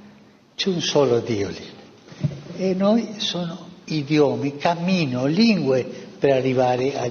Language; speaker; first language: Italian; early bilingual, heritage; Spanish